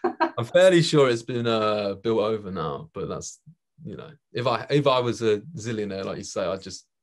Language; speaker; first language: English; native; English